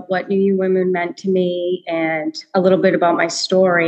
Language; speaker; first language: English; native; English